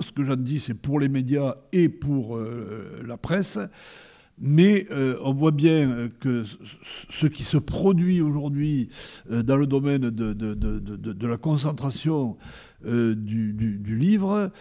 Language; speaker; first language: French; native; French